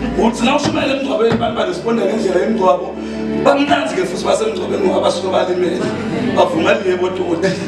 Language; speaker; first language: Zulu; non-native, local second language; Swati